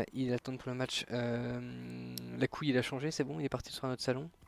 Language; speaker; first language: French; native; French